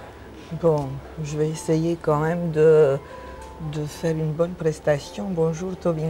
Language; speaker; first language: French; non-native, fluent; Romanian